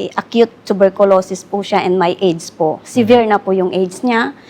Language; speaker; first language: Filipino; non-native, local second language; Iloko